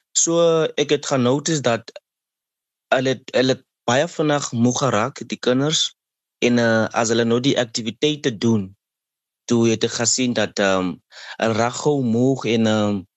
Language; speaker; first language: Afrikaans; non-native, local second language; Xhosa